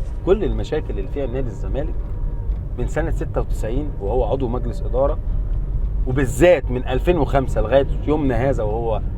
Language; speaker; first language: Arabic; native; Arabic